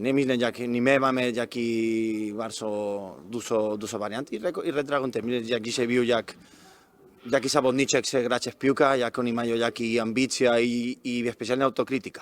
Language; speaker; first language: Polish; non-native, learner; Spanish